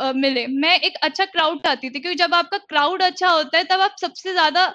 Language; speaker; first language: Hindi; native; Hindi